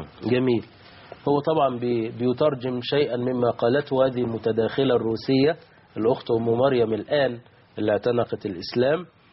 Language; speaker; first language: Arabic; native; Arabic